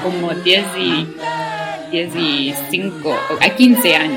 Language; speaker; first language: Spanish; non-native, learner; Afrikaans